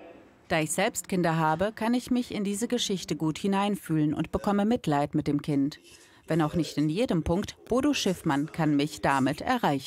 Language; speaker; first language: German; native; German